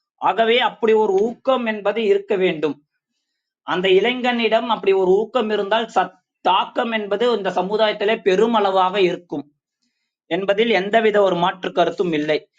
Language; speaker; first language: Tamil; non-native, local second language; Urdu